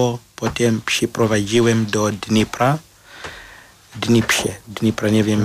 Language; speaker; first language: Polish; non-native, fluent; Shona